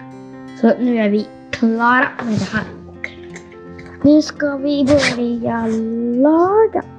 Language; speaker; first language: Swedish; non-native, fluent; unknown